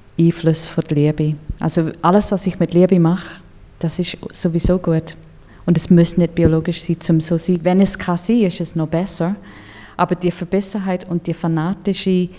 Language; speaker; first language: German; non-native, fluent; English